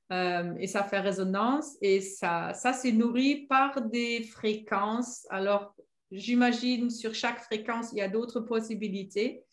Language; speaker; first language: French; non-native, fluent; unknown